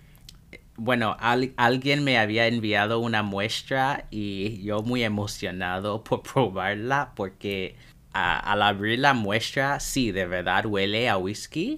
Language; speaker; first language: Spanish; non-native, fluent; English